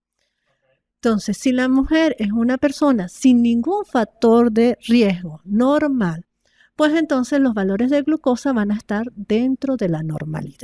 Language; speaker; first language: Spanish; native; Spanish